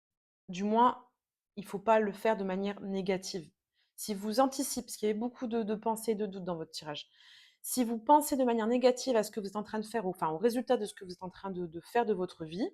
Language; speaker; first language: French; native; French